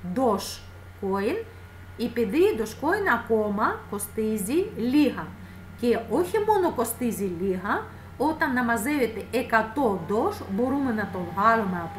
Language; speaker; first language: Greek; non-native, fluent; Russian